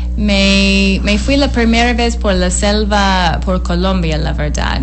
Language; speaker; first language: Spanish; non-native, learner; English